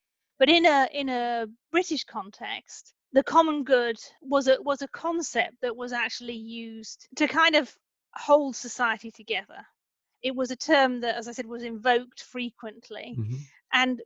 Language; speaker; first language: English; native; English